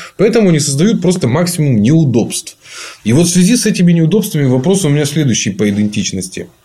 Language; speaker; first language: Russian; native; Russian